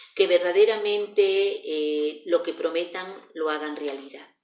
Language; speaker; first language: Spanish; native; Spanish